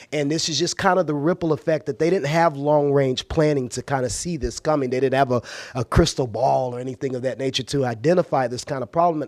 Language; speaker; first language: English; native; English